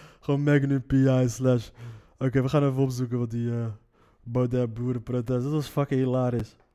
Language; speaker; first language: Dutch; early bilingual, other home language; Riffian